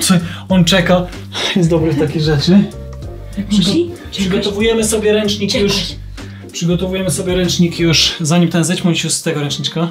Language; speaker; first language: Polish; native; Polish